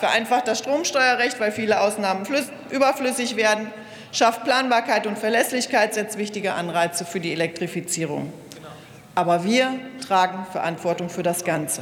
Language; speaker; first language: German; native; German